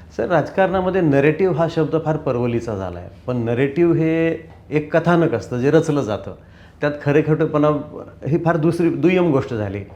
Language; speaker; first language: Marathi; native; Marathi